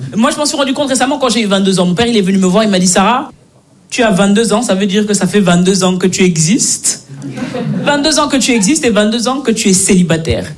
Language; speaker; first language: French; native; French